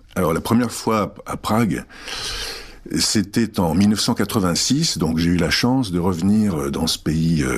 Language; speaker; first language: French; early bilingual, other home language; Czech